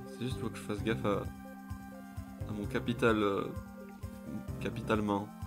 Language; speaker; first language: French; native; French